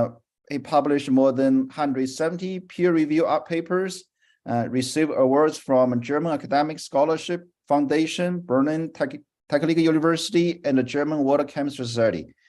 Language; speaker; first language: English; non-native, fluent; Chinese